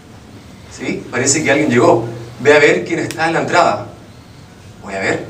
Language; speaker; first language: Spanish; native; Spanish